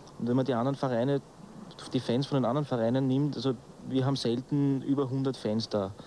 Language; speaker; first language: German; native; German